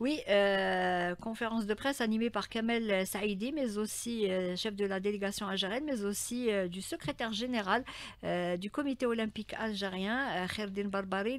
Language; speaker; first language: French; non-native, local second language; Arabic